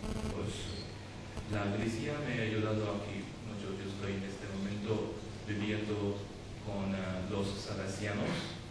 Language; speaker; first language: Spanish; non-native, learner; Urdu